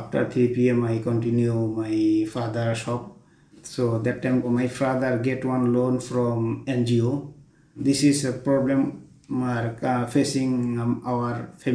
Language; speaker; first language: English; non-native, learner; Bangla